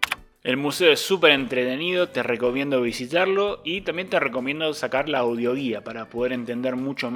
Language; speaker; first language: Spanish; native; Spanish